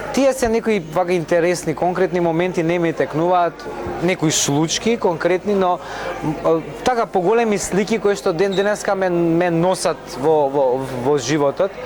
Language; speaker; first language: Macedonian; non-native, local second language; Romany